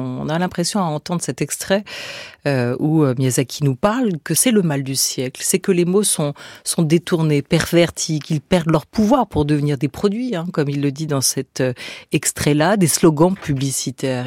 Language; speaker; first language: French; native; French